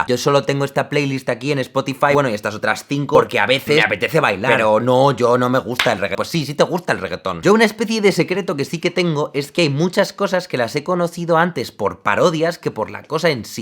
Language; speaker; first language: Spanish; native; Spanish